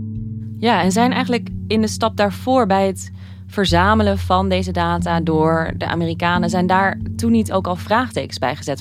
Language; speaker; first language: Dutch; native; Dutch